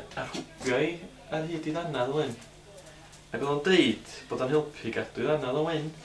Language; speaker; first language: Welsh; native; Welsh